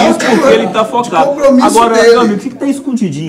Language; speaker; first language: Portuguese; native; Portuguese